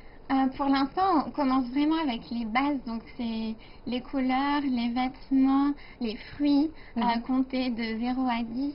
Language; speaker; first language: French; native; French